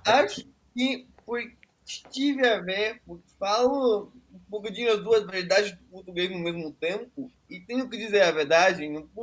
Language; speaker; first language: Portuguese; non-native, fluent; Italian